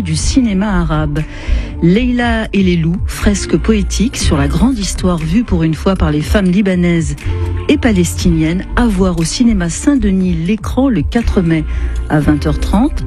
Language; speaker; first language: French; native; French